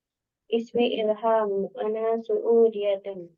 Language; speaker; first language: Arabic; non-native, learner; Indonesian